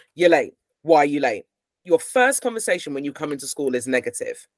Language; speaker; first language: English; native; English